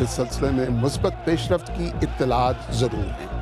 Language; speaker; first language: Urdu; native; Urdu